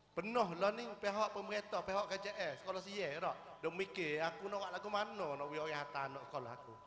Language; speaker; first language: Malay; native; Malay